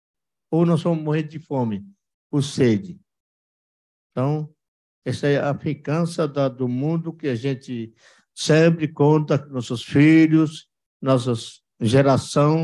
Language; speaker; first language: Portuguese; non-native, local second language; Yanomámi